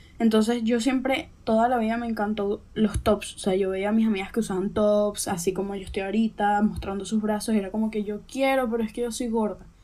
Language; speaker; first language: Spanish; native; Spanish